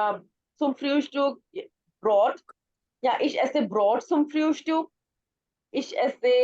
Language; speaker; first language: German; non-native, fluent; Urdu